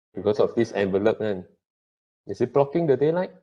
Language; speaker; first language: English; non-native, local second language; Malay